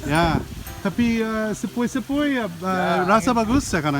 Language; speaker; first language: Indonesian; non-native, learner; English